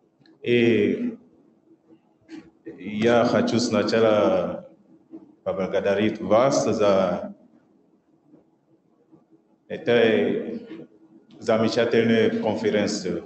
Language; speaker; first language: Russian; non-native, local second language; French